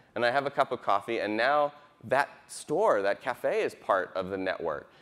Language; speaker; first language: English; native; English